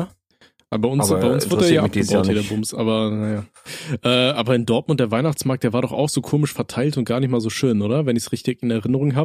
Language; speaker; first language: German; native; German